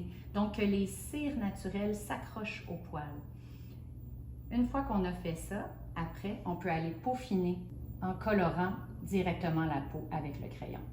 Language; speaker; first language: French; native; French